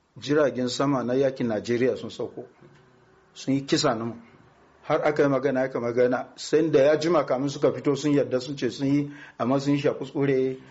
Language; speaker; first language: Hausa; non-native, local second language; Fula